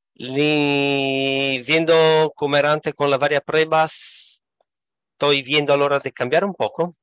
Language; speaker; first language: Spanish; non-native, fluent; Italian